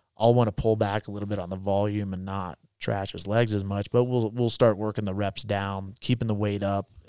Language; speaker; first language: English; native; English